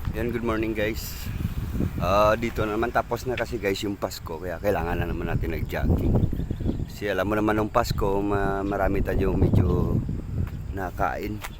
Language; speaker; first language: Filipino; non-native, local second language; Cebuano